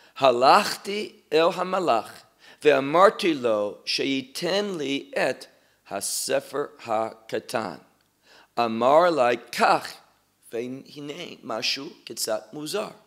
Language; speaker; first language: Hebrew; non-native, fluent; English